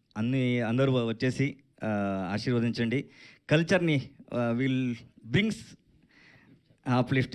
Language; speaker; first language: Telugu; non-native, learner; Kannada